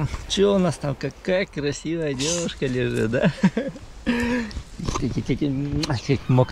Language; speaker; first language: Russian; native; Russian